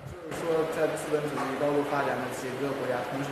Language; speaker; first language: Chinese; native; Chinese